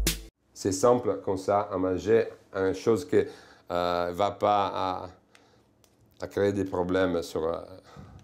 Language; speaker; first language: French; non-native, fluent; Italian